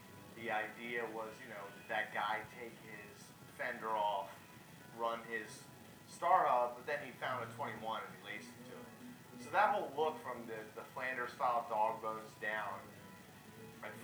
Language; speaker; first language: English; native; English